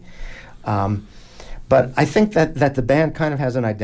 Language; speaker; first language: English; native; English